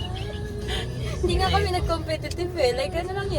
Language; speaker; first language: Filipino; native; Filipino